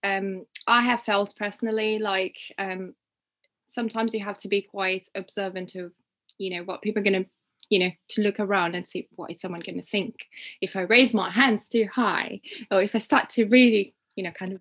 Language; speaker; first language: English; non-native, local second language; Ganda